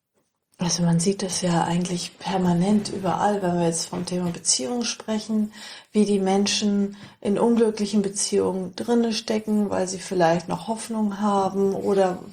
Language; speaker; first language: German; native; German